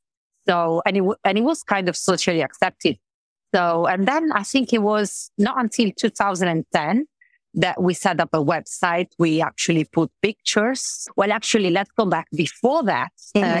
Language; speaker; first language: English; non-native, fluent; Italian